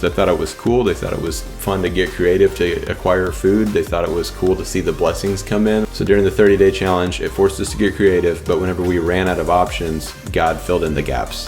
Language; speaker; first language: English; native; English